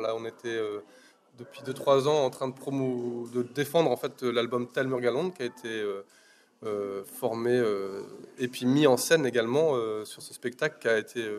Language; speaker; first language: French; native; French